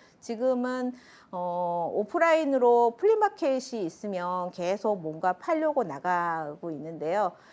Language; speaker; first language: Korean; native; Korean